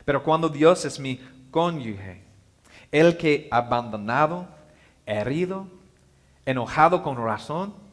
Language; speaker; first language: Spanish; non-native, learner; English